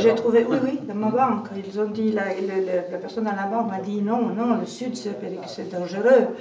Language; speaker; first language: French; non-native, fluent; Italian